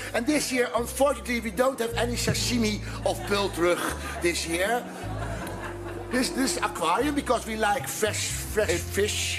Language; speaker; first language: English; non-native, learner; Dutch